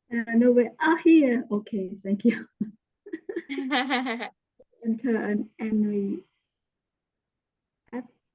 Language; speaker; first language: English; non-native, learner; Khmer